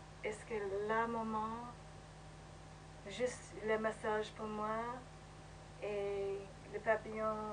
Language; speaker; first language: French; non-native, learner; English